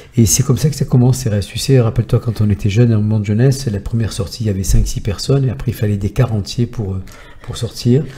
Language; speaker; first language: French; native; French